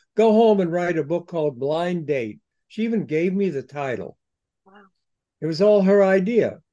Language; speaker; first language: English; native; English